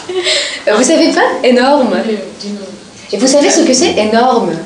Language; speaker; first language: French; non-native, learner; Russian